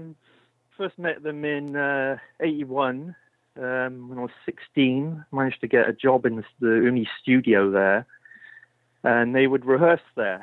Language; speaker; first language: English; native; English